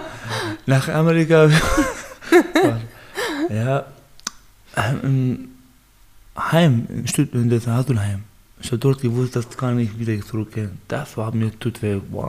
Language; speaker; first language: German; non-native, learner; Baluchi